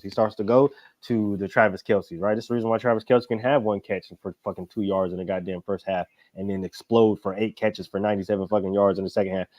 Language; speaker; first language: English; native; English